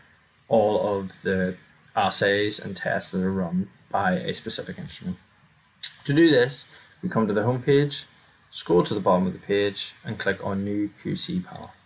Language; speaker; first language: English; native; English